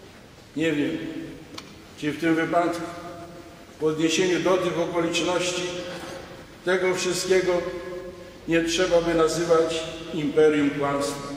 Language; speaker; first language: Polish; native; Polish